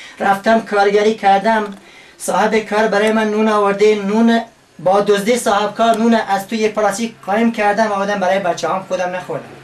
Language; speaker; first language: Persian; non-native, local second language; Kurdish